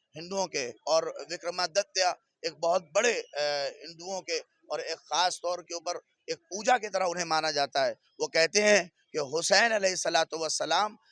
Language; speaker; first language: Urdu; native; Urdu